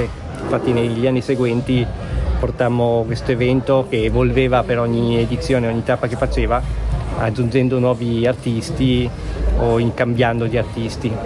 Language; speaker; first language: Italian; native; Italian